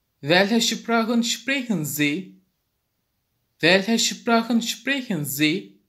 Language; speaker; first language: German; non-native, fluent; Turkish